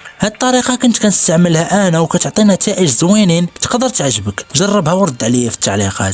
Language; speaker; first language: Arabic; native; Arabic